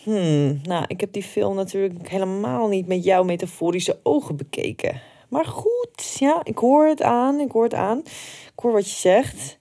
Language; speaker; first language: Dutch; native; Dutch